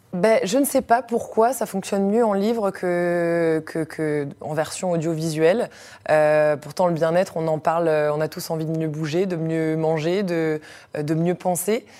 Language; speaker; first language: French; native; French